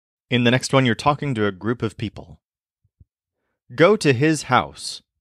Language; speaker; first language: English; native; English